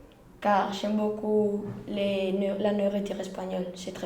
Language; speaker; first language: French; non-native, local second language; Spanish